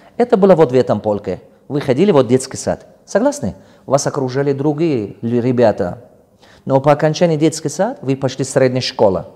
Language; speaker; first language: Russian; non-native, local second language; Tajik